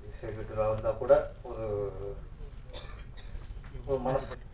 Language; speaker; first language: Tamil; native; Tamil